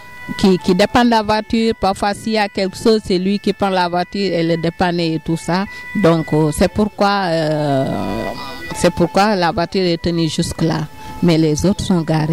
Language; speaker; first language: French; non-native, local second language; Wolof